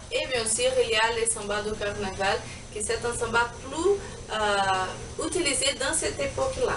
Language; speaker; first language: French; non-native, learner; Portuguese